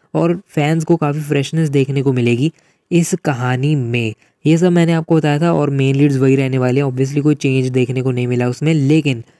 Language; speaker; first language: Hindi; native; Hindi